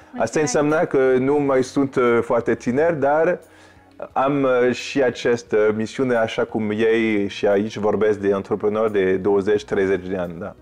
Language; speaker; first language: Romanian; non-native, fluent; French